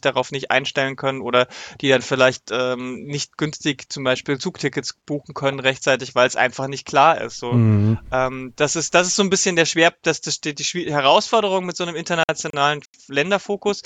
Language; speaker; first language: German; native; German